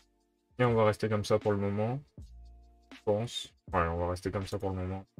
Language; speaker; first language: French; native; French